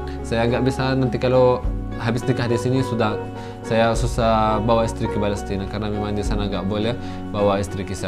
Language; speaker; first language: Indonesian; non-native, fluent; Arabic